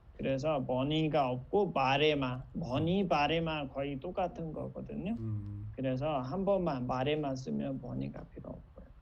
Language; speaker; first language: Korean; non-native, fluent; Nepali